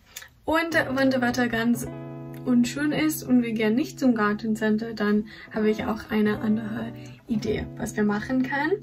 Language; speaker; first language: German; non-native, fluent; English